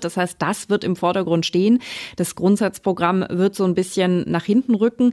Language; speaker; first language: German; native; German